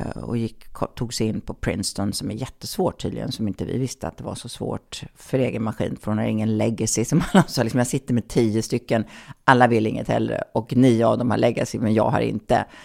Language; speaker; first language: Swedish; native; Swedish